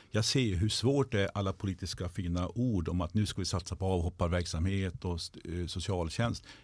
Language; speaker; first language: Swedish; native; Swedish